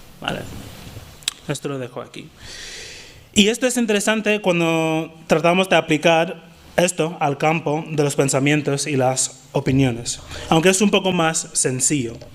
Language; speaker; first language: Spanish; non-native, fluent; English